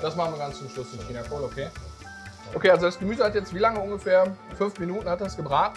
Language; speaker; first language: German; native; German